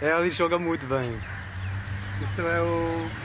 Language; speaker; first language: Portuguese; non-native, learner; English